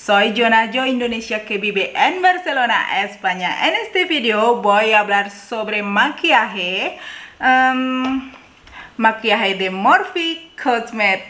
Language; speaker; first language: Spanish; non-native, learner; Indonesian